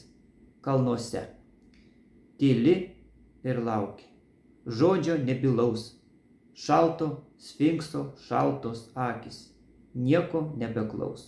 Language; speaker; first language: Lithuanian; native; Lithuanian